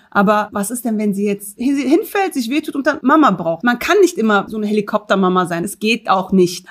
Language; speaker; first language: German; early bilingual, other home language; Turkish